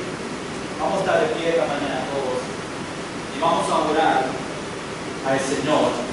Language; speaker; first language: Spanish; non-native, fluent; English